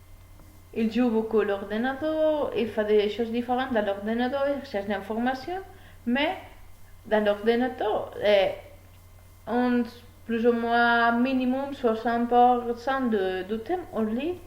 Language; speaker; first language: French; non-native, learner; Spanish